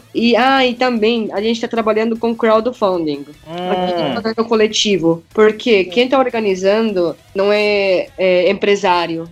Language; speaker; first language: Portuguese; early bilingual, other home language; Japanese